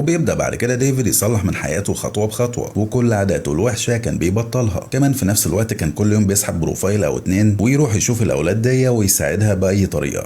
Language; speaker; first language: Arabic; native; Arabic